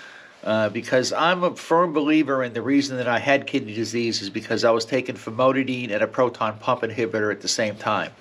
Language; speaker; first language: English; native; English